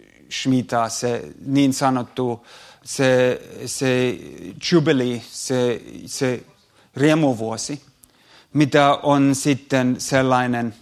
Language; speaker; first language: Finnish; non-native, fluent; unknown